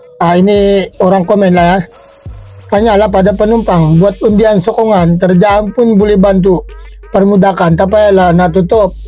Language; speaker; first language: Malay; non-native, fluent; Filipino